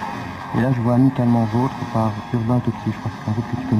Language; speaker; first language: French; native; French